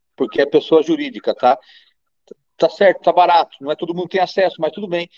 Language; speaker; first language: Portuguese; non-native, fluent; Dutch